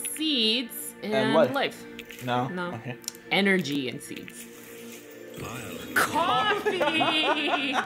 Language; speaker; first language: English; native; English